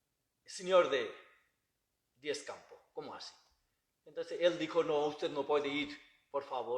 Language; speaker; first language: Spanish; non-native, learner; Bangla